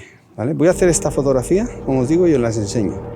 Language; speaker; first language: Spanish; native; Spanish